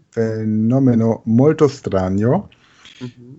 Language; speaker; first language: Italian; non-native, learner; German